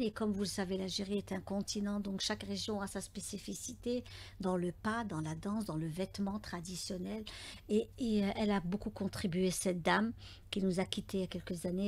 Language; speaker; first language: French; native; French